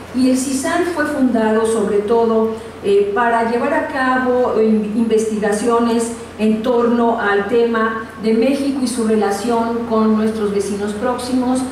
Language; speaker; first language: Spanish; native; Spanish